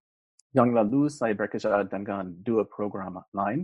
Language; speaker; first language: Indonesian; non-native, fluent; English